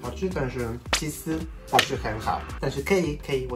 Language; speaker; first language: Chinese; non-native, learner; English